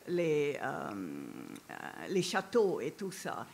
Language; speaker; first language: French; non-native, fluent; English